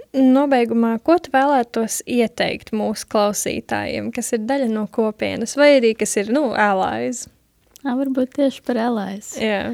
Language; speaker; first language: Latvian; native; Latvian